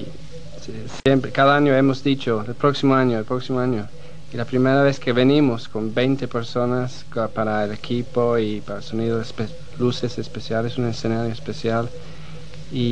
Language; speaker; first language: Spanish; non-native, fluent; English